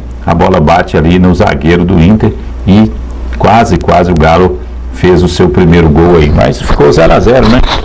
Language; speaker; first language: Portuguese; native; Portuguese